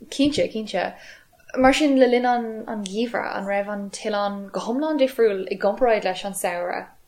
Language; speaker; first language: Irish; non-native, local second language; English